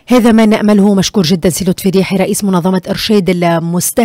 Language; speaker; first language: Arabic; native; Arabic